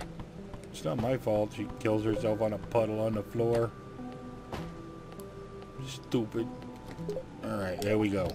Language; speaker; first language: English; native; English